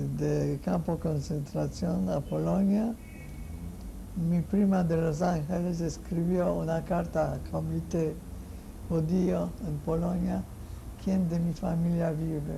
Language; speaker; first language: Spanish; non-native, fluent; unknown